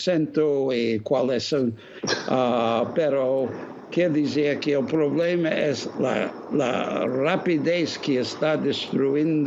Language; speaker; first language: Spanish; non-native, fluent; English